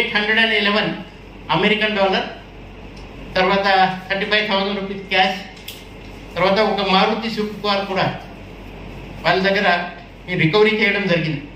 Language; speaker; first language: Telugu; native; Telugu